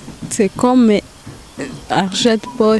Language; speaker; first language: French; non-native, learner; Rundi